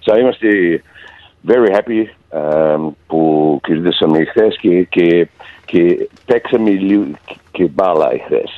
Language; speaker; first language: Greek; early bilingual, heritage; Greek